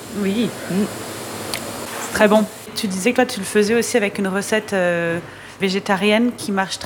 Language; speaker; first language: French; native; French